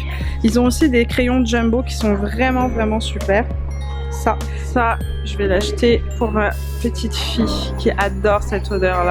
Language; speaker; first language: French; native; French